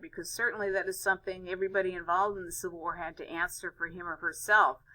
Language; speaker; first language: English; native; English